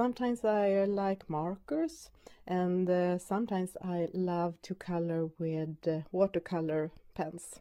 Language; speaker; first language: English; non-native, fluent; Swedish